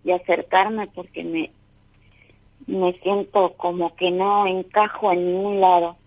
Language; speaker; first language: Spanish; native; Spanish